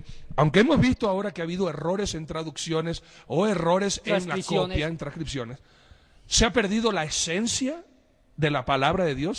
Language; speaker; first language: Spanish; native; Spanish